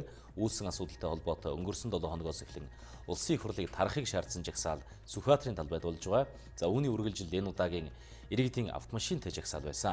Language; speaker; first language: Mongolian; native; Mongolian